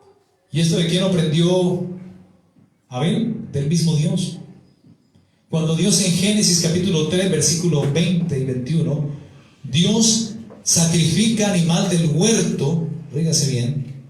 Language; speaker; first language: Spanish; native; Spanish